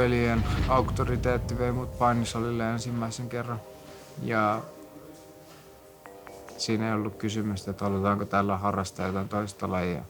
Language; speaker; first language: Finnish; early bilingual, other home language; Kurdish